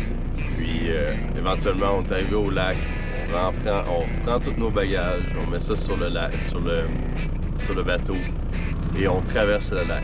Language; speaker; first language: French; native; French